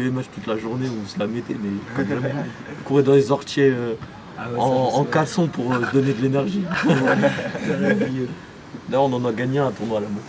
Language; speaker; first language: French; native; French